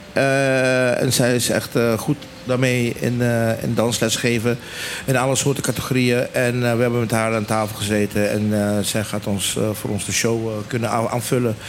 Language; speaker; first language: Dutch; non-native, local second language; Papiamento